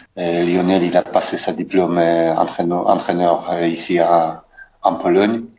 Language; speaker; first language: French; non-native, learner; Polish